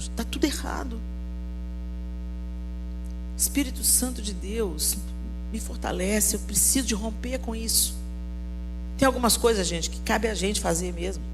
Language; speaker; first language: Portuguese; native; Portuguese